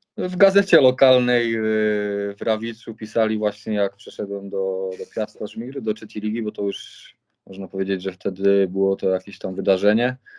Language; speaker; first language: Polish; native; Polish